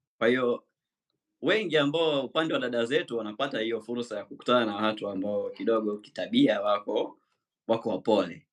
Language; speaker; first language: Swahili; native; Swahili